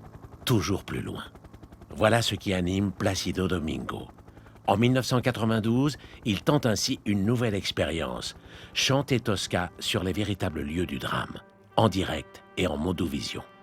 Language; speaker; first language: French; native; French